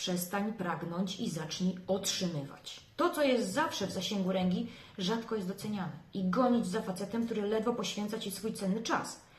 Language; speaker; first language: Polish; native; Polish